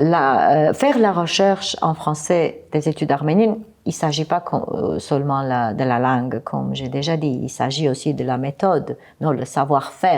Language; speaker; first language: French; non-native, fluent; Armenian